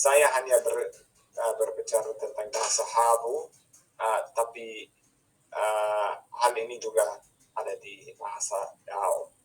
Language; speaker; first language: Indonesian; non-native, fluent; English